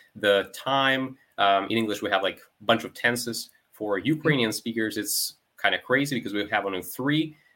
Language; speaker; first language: English; non-native, fluent; Ukrainian